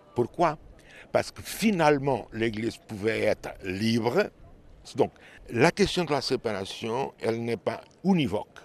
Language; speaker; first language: French; non-native, fluent; Portuguese